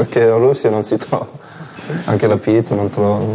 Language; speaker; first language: Italian; non-native, learner; English